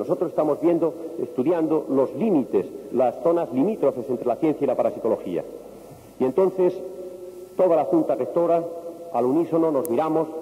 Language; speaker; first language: Spanish; native; Spanish